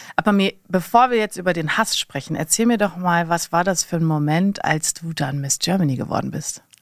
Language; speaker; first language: German; native; German